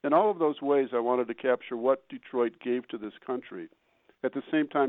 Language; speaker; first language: English; native; English